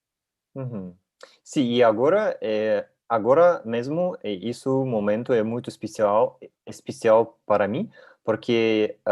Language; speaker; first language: Portuguese; non-native, learner; Russian